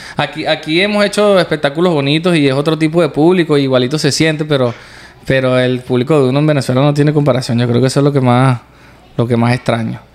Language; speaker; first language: Spanish; native; Spanish